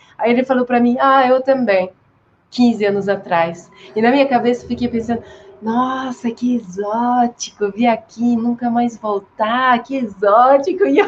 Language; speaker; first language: Portuguese; non-native, fluent; French